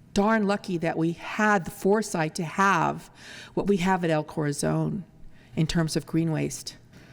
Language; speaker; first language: English; early bilingual, other home language; Spanish